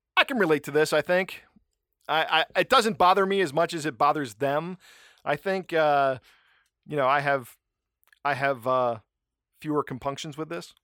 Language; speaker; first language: English; native; English